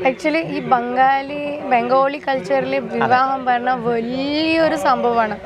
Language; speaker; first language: Malayalam; non-native, fluent; Bangla